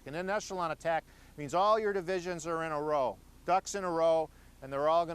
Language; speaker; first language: English; native; English